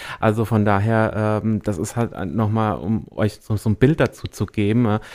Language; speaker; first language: German; native; German